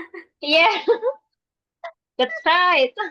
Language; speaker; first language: English; non-native, learner; Indonesian